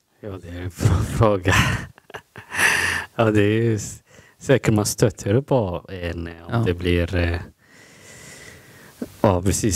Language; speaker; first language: Swedish; non-native, learner; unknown